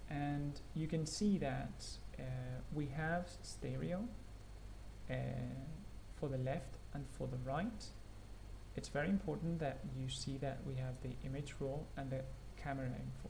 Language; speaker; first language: English; non-native, fluent; Spanish